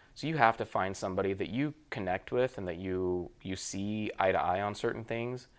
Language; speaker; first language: English; native; English